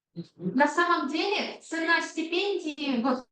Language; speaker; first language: Russian; non-native, fluent; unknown